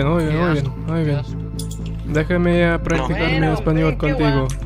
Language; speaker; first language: Spanish; non-native, learner; English